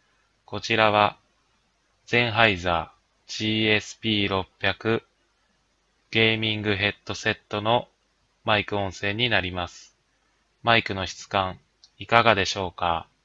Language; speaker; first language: Japanese; native; Japanese